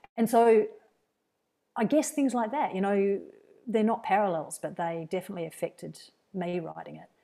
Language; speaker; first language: English; native; English